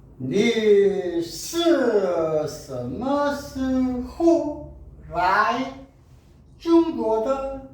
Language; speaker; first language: Chinese; non-native, learner; Korean